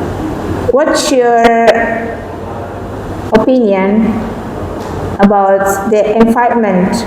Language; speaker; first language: English; non-native, fluent; Indonesian